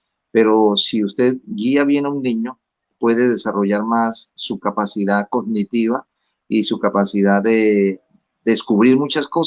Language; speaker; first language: Spanish; native; Spanish